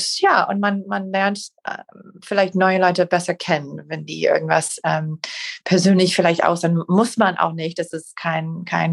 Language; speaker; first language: German; non-native, fluent; English